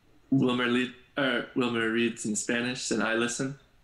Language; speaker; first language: English; native; English